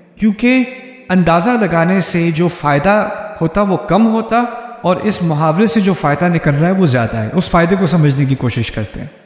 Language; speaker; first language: Urdu; early bilingual, heritage; Urdu